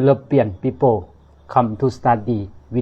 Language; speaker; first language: English; non-native, learner; Thai